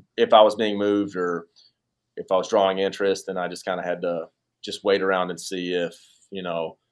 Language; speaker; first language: English; native; English